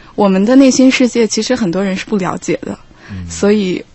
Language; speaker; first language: Chinese; non-native, fluent; Korean